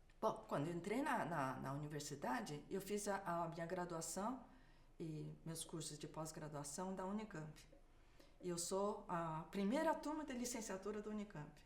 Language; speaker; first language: Portuguese; early bilingual, other home language; Japanese